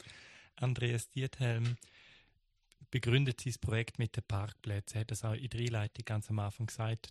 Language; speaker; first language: German; native; German